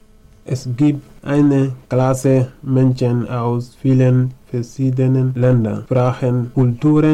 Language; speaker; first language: German; non-native, learner; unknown